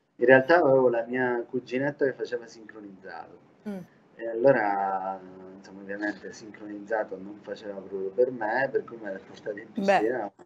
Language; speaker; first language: Italian; native; Italian